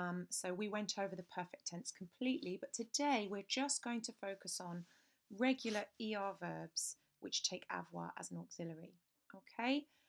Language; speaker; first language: English; native; English